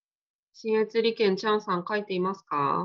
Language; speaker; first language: Japanese; non-native, fluent; Vietnamese